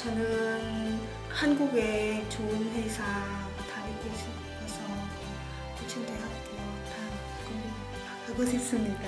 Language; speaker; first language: Korean; non-native, learner; Vietnamese